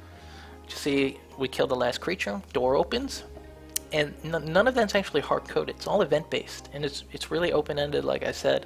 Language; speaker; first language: English; native; English